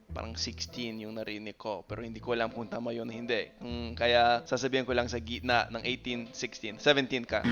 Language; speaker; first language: Filipino; non-native, fluent; English